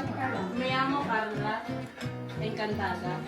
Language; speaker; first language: Spanish; non-native, learner; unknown